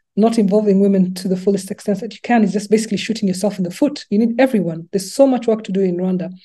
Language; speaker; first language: English; non-native, local second language; Luba-Lulua